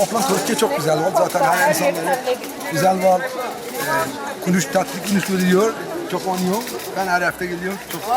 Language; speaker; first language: Turkish; non-native, learner; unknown